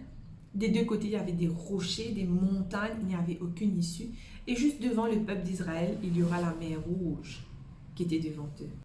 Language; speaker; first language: French; native; French